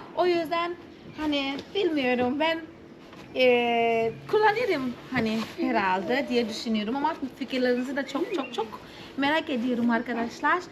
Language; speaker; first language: Turkish; non-native, fluent; Portuguese